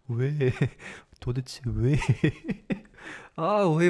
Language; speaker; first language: Korean; non-native, learner; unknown